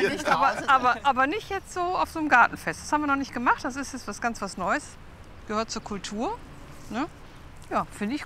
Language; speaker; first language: German; native; German